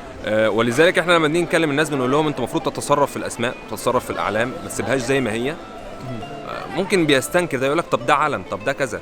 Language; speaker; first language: Arabic; native; Arabic